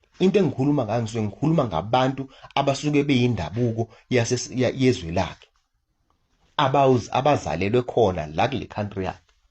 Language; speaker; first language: Zulu; native; Zulu